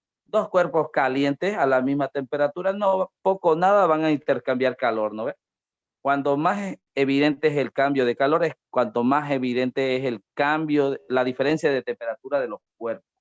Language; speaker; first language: Spanish; native; Spanish